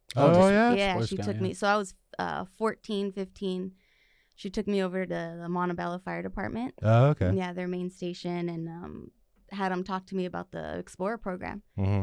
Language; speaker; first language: English; native; English